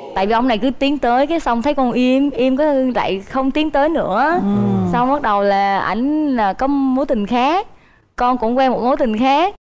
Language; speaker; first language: Vietnamese; native; Vietnamese